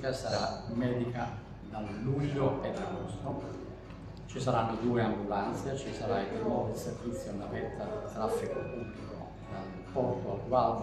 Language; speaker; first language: Italian; native; Italian